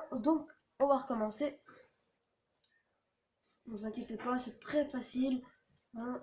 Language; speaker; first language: French; native; French